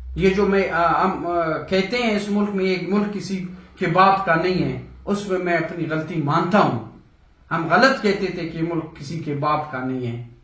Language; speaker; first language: Urdu; non-native, local second language; Baluchi